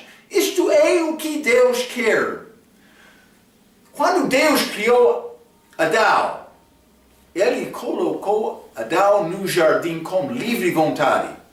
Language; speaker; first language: Portuguese; non-native, fluent; English